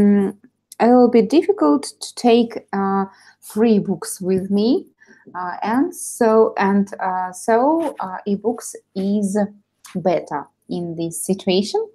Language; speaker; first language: English; non-native, fluent; Russian